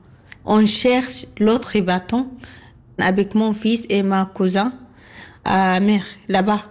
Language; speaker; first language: French; non-native, learner; Arabic